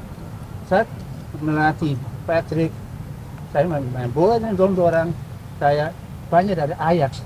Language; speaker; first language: Indonesian; early bilingual, heritage; Indonesian